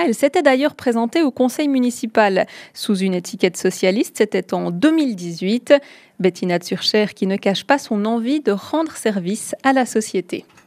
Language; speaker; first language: French; native; French